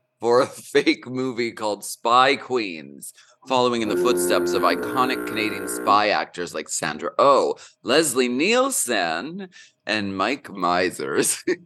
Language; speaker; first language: English; native; English